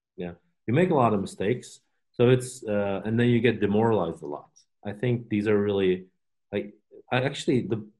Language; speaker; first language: English; non-native, fluent; Turkish